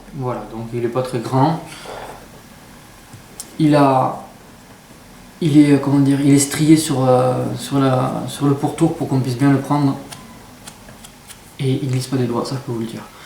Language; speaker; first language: French; native; French